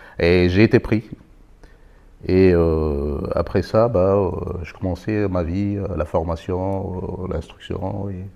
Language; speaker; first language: French; non-native, local second language; Malagasy